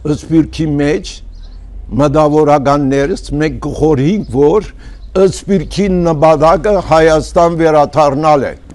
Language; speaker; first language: Armenian; early bilingual, heritage; Armenian